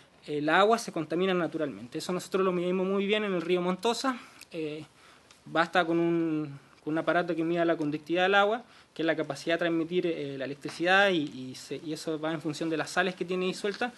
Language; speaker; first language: Spanish; native; Spanish